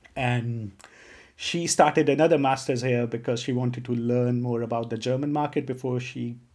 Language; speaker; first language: English; non-native, local second language; Punjabi